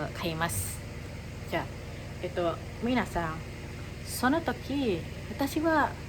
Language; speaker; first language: Japanese; non-native, learner; Indonesian